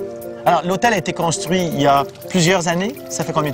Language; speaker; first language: French; native; French